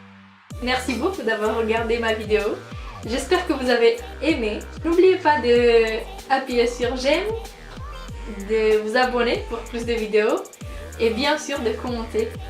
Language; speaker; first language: French; non-native, fluent; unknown